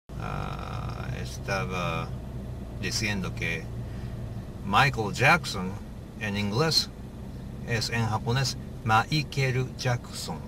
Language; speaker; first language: Spanish; non-native, learner; Japanese